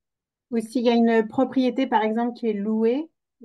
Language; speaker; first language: French; native; French